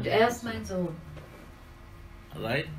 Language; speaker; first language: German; non-native, learner; Hindi